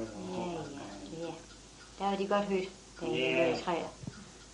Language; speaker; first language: Danish; native; Danish